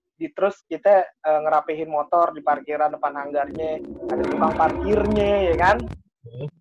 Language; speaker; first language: Indonesian; native; Indonesian